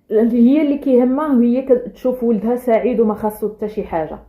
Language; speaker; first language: Arabic; native; Arabic